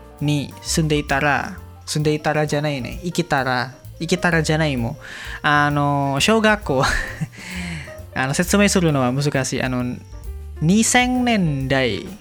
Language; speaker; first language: Japanese; non-native, learner; Indonesian